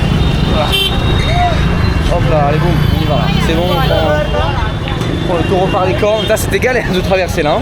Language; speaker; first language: French; native; French